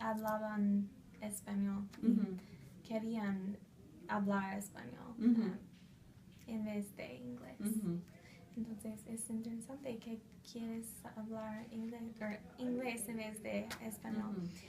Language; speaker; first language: Spanish; non-native, fluent; English